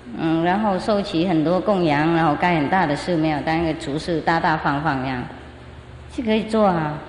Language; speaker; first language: Chinese; non-native, fluent; Vietnamese